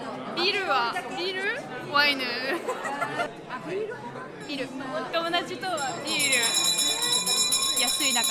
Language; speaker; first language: Japanese; non-native, learner; French